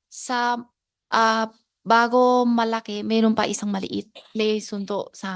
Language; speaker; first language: Filipino; non-native, learner; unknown